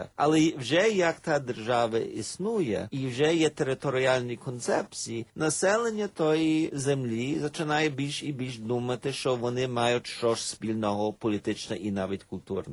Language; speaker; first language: Ukrainian; early bilingual, heritage; Ukrainian